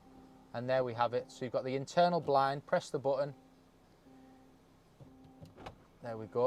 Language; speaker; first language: English; native; English